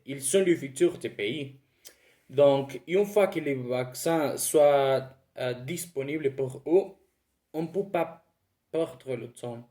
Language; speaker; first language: French; non-native, learner; Spanish